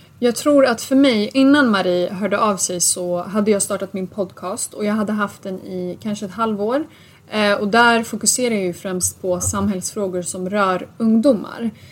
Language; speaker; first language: Swedish; early bilingual, other home language; Assyrian Neo-Aramaic